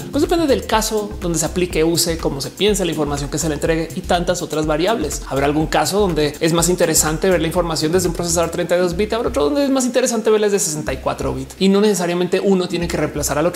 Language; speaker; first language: Spanish; native; Spanish